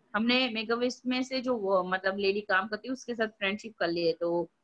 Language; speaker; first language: Hindi; non-native, local second language; Gujarati